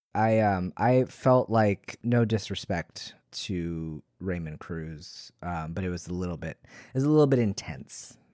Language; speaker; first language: English; native; English